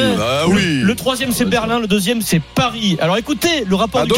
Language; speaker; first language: French; native; French